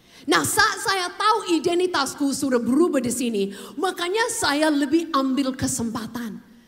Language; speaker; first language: Indonesian; non-native, fluent; English